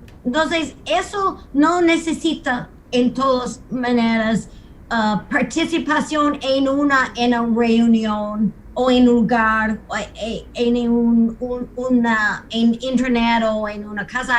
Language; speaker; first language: Spanish; non-native, fluent; English